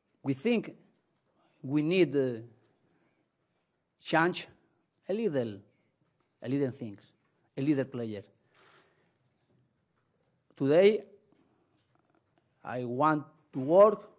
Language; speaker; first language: English; non-native, learner; Spanish